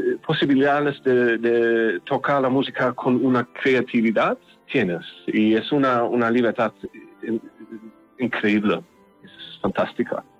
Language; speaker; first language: Spanish; non-native, learner; German